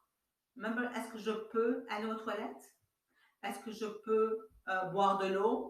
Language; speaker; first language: French; non-native, fluent; English